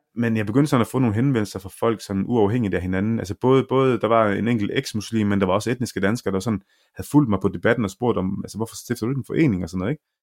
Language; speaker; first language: Danish; early bilingual, other home language; Arabic